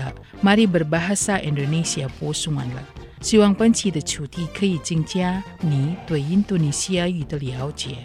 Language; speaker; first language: Chinese; non-native, fluent; Indonesian